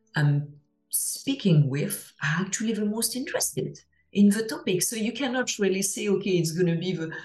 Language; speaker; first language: English; non-native, fluent; French